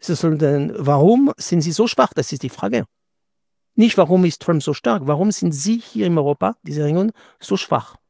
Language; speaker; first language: German; non-native, fluent; French